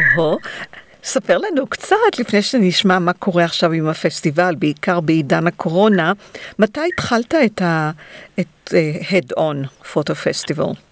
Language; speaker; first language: Hebrew; native; Hebrew